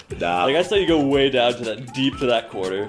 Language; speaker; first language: English; native; English